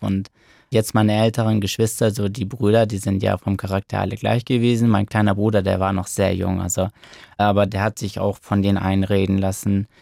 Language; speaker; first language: German; early bilingual, other home language; Arabic